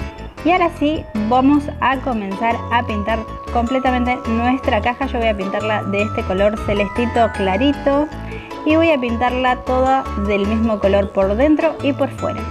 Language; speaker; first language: Spanish; native; Spanish